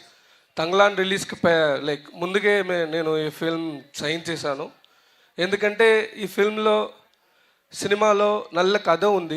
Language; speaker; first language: Telugu; non-native, learner; Tamil